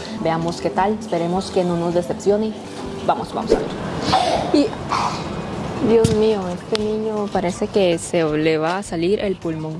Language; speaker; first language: Spanish; native; Spanish